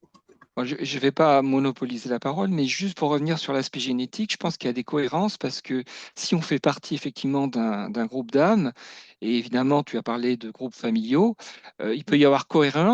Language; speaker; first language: French; native; French